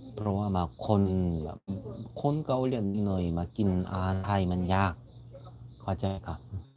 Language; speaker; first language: Thai; non-native, learner; Korean